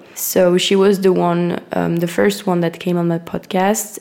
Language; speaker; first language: English; non-native, fluent; French